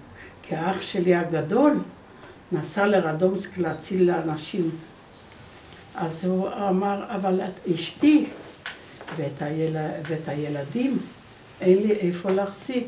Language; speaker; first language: Hebrew; non-native, fluent; Polish